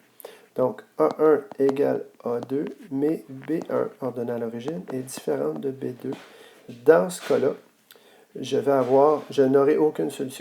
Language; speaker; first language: French; native; French